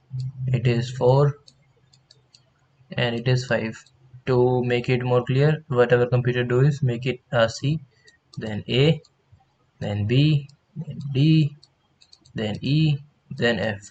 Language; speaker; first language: English; non-native, local second language; Hindi